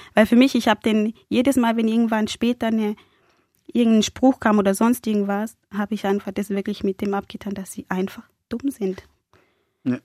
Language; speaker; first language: German; non-native, fluent; Spanish